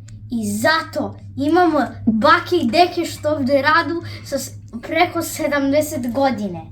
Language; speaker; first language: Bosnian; early bilingual, other home language; Serbian